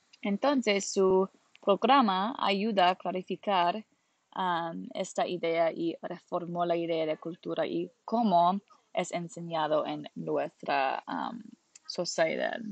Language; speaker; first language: Spanish; non-native, learner; English